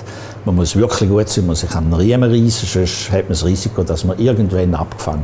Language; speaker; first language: German; native; German